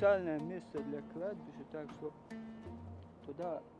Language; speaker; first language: Russian; non-native, local second language; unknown